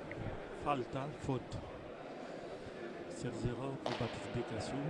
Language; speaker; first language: French; native; French